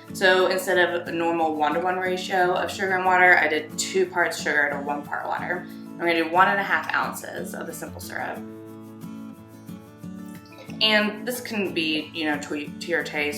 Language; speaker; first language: English; native; English